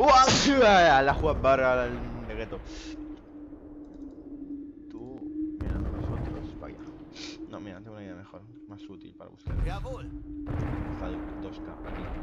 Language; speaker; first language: Spanish; native; Spanish